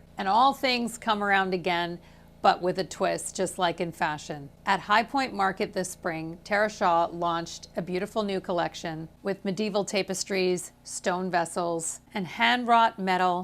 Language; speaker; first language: English; native; English